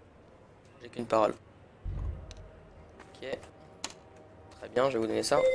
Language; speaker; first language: French; native; French